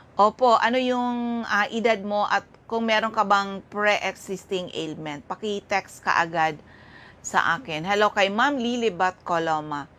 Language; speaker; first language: Filipino; non-native, local second language; Bikol